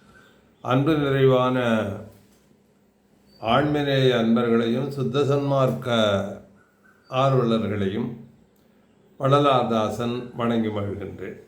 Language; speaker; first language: Tamil; native; Tamil